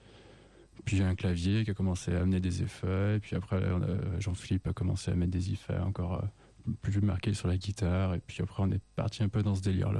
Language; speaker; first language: French; native; French